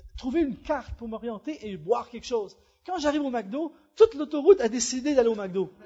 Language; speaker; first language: French; native; French